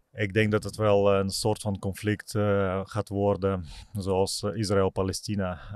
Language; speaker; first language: Dutch; non-native, fluent; Ukrainian